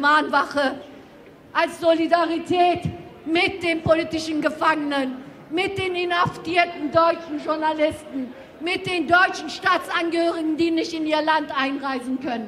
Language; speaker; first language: German; non-native, fluent; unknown